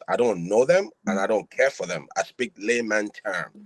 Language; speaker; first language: English; non-native, local second language; Yoruba